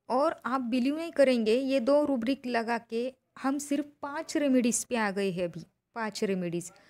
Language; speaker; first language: Hindi; non-native, local second language; Marathi